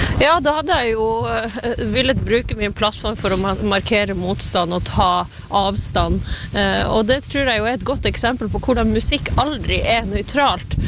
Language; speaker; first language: Norwegian; non-native, local second language; Northern Sami